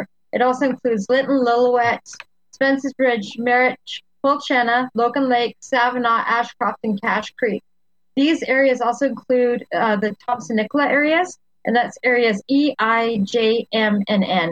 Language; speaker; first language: English; native; English